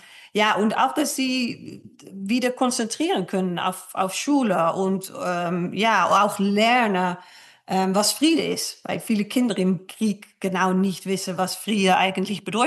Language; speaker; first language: German; non-native, fluent; Dutch